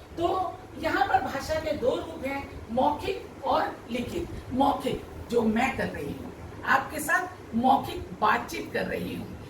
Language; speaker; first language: Hindi; native; Hindi